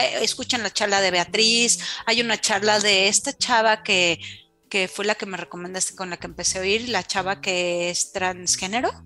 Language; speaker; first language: Spanish; native; Spanish